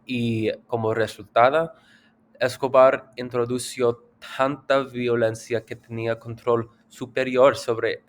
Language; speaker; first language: Spanish; non-native, learner; English